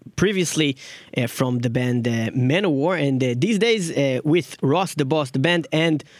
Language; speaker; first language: English; non-native, fluent; Hebrew